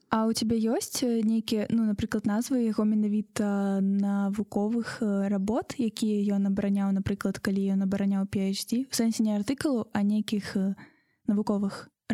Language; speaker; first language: Belarusian; non-native, local second language; Russian